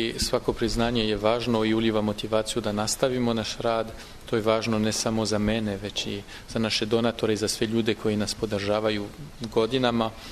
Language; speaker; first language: Serbian; non-native, fluent; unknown